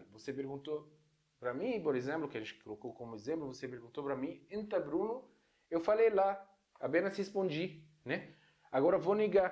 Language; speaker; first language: Portuguese; non-native, fluent; Arabic